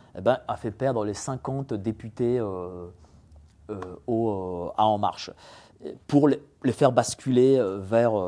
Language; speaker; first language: French; early bilingual, other home language; Polish